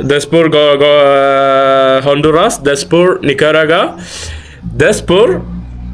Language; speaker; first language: Spanish; non-native, learner; Malayalam